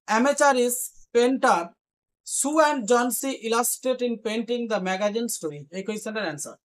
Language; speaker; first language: English; non-native, local second language; Bangla